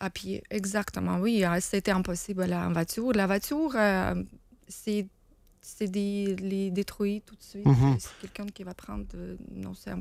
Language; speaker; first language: French; non-native, learner; Ukrainian